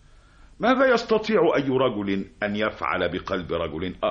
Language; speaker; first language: Arabic; native; Arabic